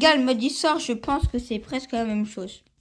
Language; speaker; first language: French; native; French